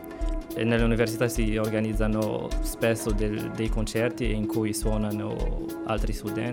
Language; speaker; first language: Italian; non-native, fluent; Arabic